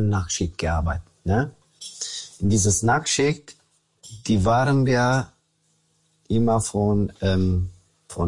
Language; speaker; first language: German; non-native, learner; Romanian